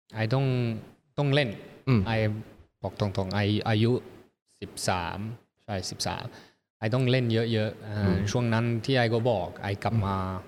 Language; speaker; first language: Thai; early bilingual, heritage; Thai